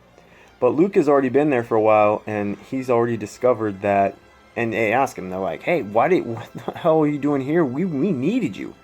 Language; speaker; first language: English; native; English